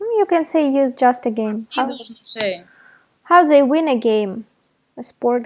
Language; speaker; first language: English; non-native, fluent; Russian